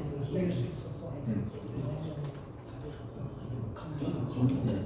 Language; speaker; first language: Korean; non-native, learner; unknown